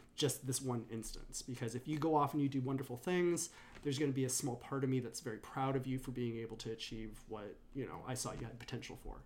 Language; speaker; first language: English; native; English